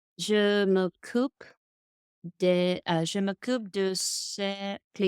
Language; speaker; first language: French; non-native, learner; English